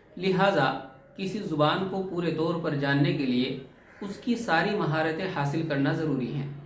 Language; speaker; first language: Urdu; native; Urdu